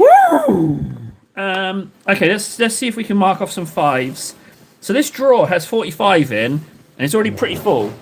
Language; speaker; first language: English; native; English